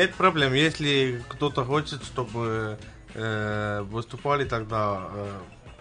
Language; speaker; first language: Russian; non-native, learner; Estonian